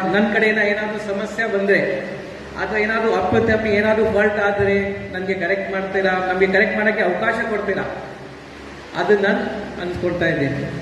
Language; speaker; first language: Kannada; non-native, fluent; Hindi